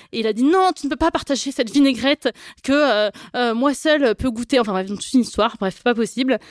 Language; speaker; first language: French; native; French